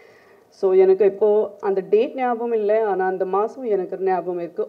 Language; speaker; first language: Tamil; non-native, fluent; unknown